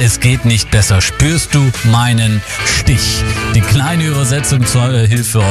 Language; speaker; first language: German; native; German